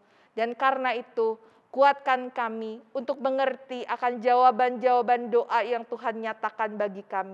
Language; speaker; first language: Indonesian; native; Indonesian